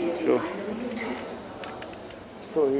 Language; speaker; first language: German; non-native, learner; Russian